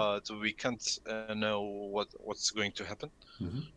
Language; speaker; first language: English; non-native, learner; Turkish